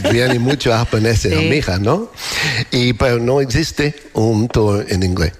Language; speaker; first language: Spanish; non-native, learner; English